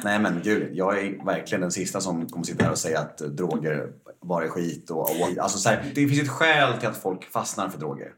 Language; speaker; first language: Swedish; native; Swedish